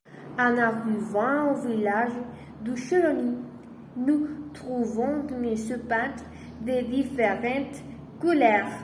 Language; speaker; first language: French; non-native, learner; Spanish